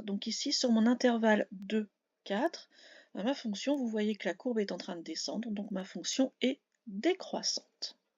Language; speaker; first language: French; native; French